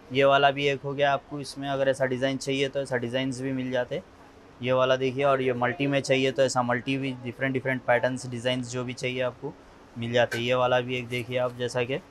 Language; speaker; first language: Hindi; non-native, local second language; Urdu